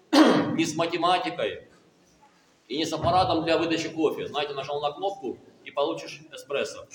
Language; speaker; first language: Russian; native; Russian